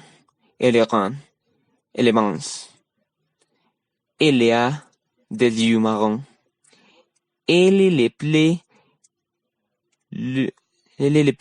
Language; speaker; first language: French; non-native, learner; Spanish